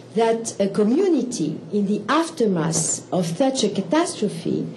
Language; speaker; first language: English; non-native, fluent; French